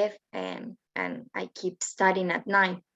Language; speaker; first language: English; non-native, learner; Spanish